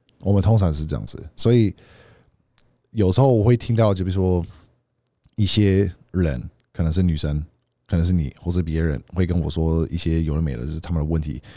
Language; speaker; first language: Chinese; native; Chinese